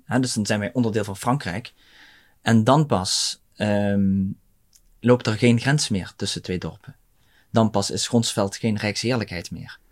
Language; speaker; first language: Dutch; native; Dutch